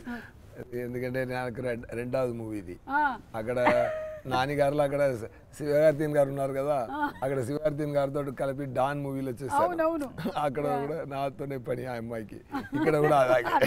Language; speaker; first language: Telugu; non-native, local second language; Tamil